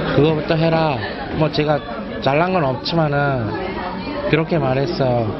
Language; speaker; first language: Korean; non-native, fluent; Japanese